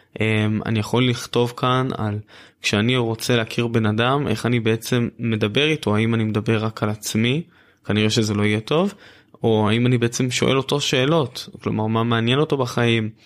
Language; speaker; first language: Hebrew; native; Hebrew